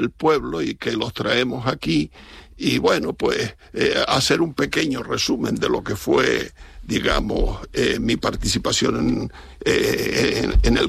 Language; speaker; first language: Spanish; native; Spanish